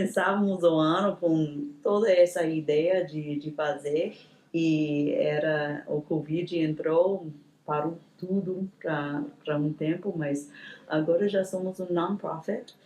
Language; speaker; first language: Portuguese; non-native, fluent; English